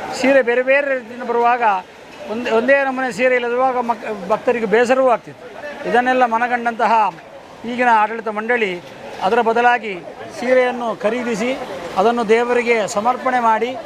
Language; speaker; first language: Kannada; native; Kannada